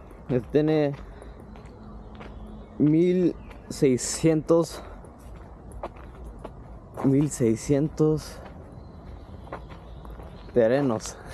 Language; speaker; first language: Spanish; early bilingual, heritage; Spanish